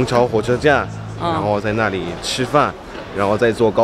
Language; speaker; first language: Chinese; non-native, fluent; Korean